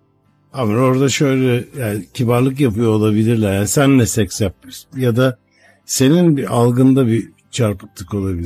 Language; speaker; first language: Turkish; native; Turkish